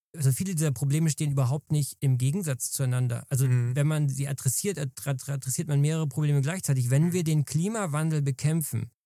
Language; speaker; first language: German; native; German